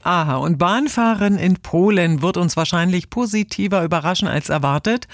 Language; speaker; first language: German; native; German